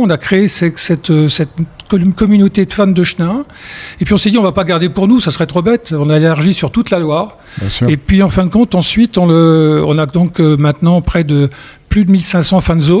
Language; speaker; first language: French; native; French